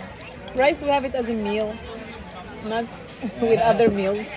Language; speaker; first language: English; non-native, learner; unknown